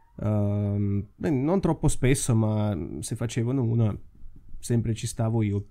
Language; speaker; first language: Italian; non-native, fluent; Russian